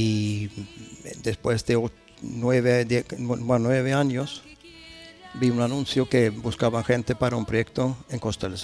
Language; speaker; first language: Spanish; non-native, fluent; Swedish